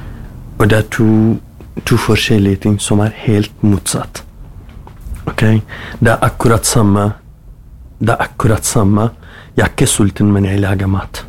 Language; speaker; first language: Norwegian; non-native, learner; Kurdish